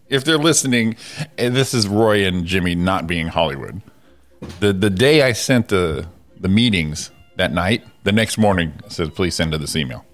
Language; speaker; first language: English; native; English